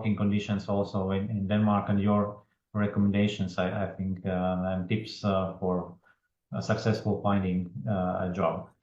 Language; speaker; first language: English; non-native, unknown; Latvian